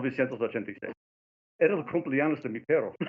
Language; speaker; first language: Spanish; non-native, fluent; English